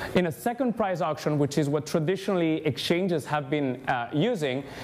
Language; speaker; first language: English; non-native, fluent; Spanish